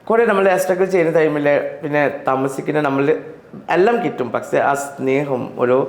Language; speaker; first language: Malayalam; non-native, learner; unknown